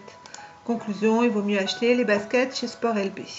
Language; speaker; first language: French; native; French